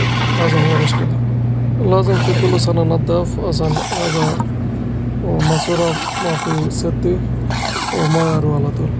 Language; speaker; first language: Arabic; non-native, learner; Bangla